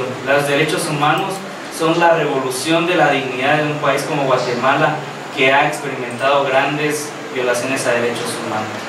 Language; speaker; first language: Spanish; native; Spanish